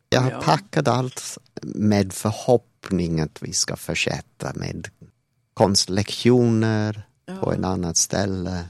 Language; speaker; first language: Swedish; non-native, fluent; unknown